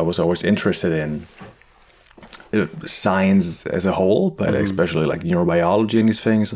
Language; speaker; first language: English; non-native, fluent; German